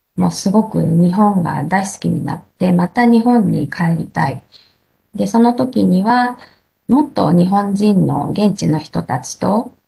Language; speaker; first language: Japanese; native; Japanese